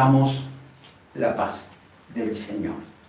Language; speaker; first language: Spanish; native; Spanish